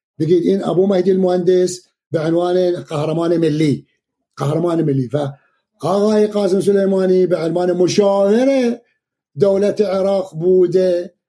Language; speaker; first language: Persian; non-native, fluent; Arabic